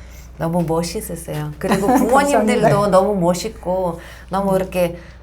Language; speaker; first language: Korean; non-native, fluent; Russian